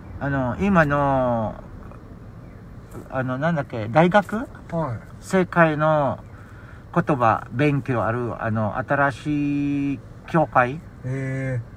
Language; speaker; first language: Japanese; non-native, learner; Filipino